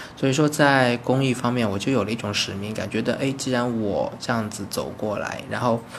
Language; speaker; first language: Chinese; native; Chinese